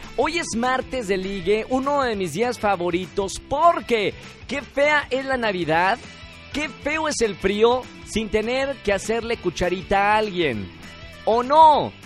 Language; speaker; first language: Spanish; native; Spanish